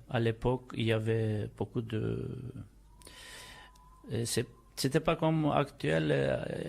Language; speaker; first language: French; non-native, fluent; Turkish